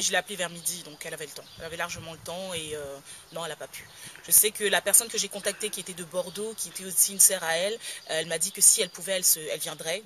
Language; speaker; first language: French; native; French